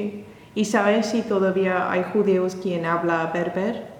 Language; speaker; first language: Spanish; non-native, learner; English